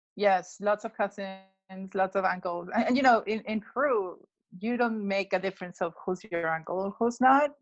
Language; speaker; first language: English; non-native, fluent; Spanish